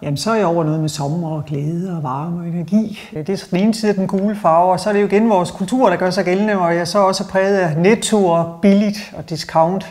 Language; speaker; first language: Danish; native; Danish